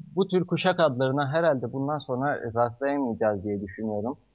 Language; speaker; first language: Turkish; native; Turkish